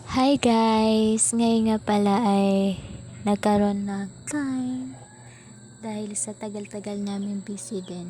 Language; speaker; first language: Filipino; non-native, local second language; Bikol